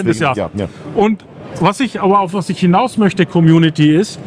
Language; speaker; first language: German; native; German